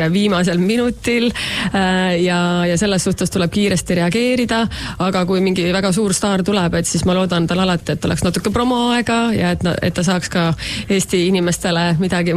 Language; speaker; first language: Estonian; native; Estonian